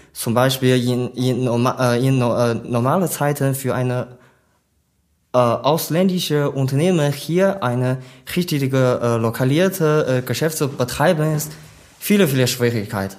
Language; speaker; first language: German; non-native, learner; Chinese